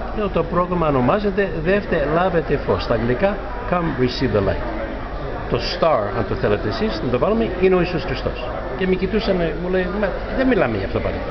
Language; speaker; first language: Greek; early bilingual, heritage; Greek